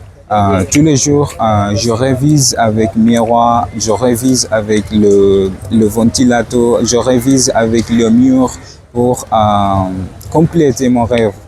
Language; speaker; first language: French; non-native, learner; Swahili